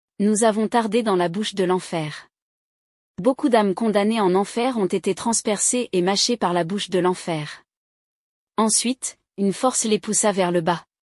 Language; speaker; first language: French; non-native, local second language; Rundi